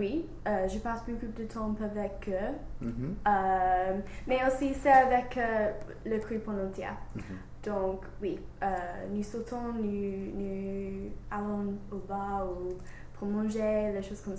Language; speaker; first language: French; non-native, learner; English